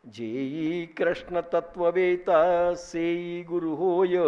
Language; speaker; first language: Hindi; non-native, local second language; Marathi